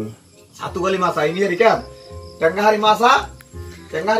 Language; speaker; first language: Indonesian; non-native, learner; Bangla